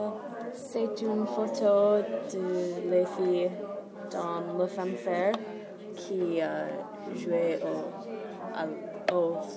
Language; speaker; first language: French; non-native, learner; English